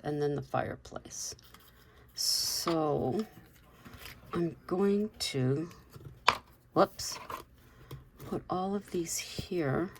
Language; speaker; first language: English; native; English